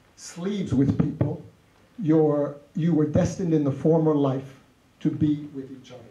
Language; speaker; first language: English; native; English